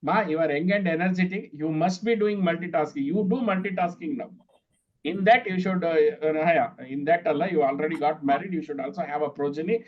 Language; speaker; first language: English; non-native, local second language; Kannada